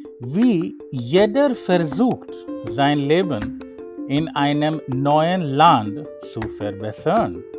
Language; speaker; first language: German; non-native, learner; Hindi